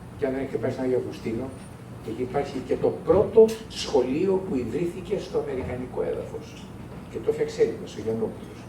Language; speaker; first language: Greek; native; Greek